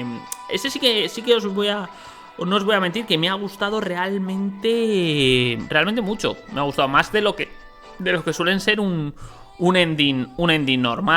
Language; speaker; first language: Spanish; native; Spanish